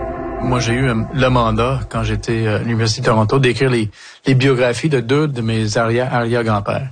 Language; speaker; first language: French; non-native, local second language; English